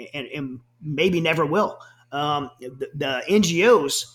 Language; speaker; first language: English; native; English